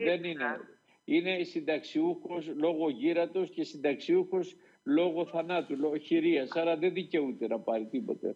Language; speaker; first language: Greek; native; Greek